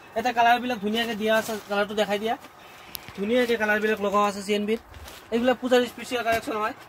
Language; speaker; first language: Assamese; non-native, local second language; Hindi